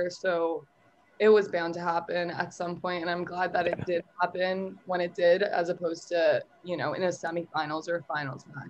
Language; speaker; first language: English; native; English